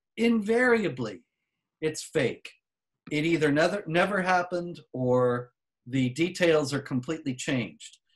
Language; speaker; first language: English; native; English